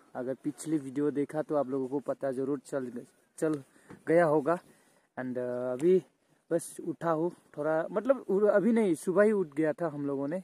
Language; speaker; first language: Hindi; non-native, local second language; Assamese